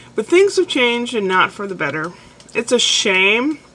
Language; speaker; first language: English; native; English